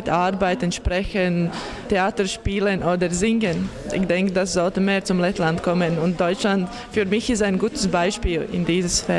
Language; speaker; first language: German; non-native, learner; Latvian